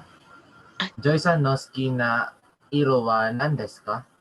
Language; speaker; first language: Japanese; non-native, learner; Filipino